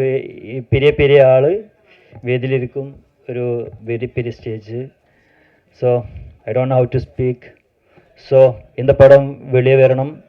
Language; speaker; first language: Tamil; non-native, learner; Malayalam